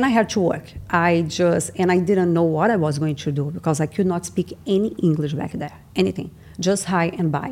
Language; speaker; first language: English; non-native, learner; Portuguese